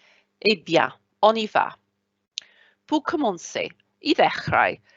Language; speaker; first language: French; non-native, fluent; Welsh